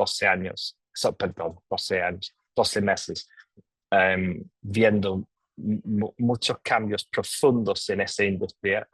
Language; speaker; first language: Spanish; non-native, fluent; English